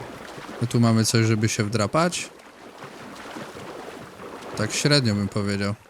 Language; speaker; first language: Polish; native; Polish